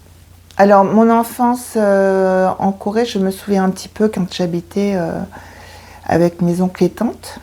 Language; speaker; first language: French; early bilingual, other home language; Korean